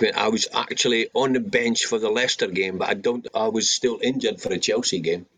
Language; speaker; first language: English; native; English